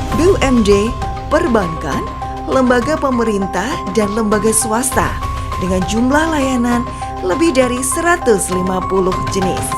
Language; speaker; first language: Indonesian; native; Indonesian